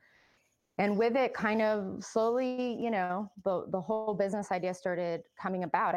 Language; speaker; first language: English; early bilingual, other home language; Spanish